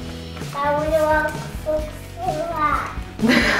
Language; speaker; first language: Russian; early bilingual, heritage; Russian